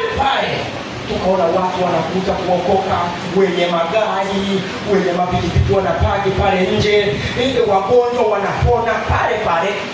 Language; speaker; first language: Swahili; non-native, local second language; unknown